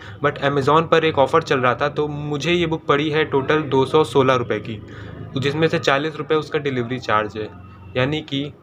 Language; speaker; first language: Hindi; native; Hindi